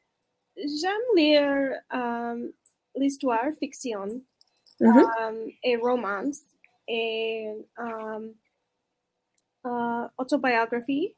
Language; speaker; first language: French; non-native, learner; English